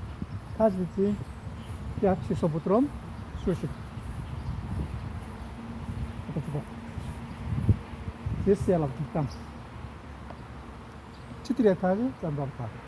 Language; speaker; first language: Russian; non-native, learner; Korean